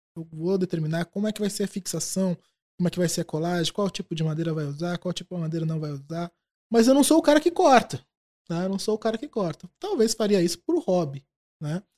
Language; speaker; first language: Portuguese; native; Portuguese